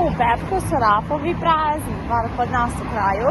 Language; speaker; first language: Bosnian; native; Bosnian